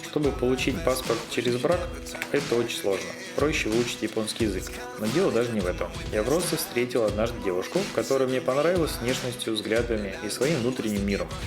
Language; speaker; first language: Russian; native; Russian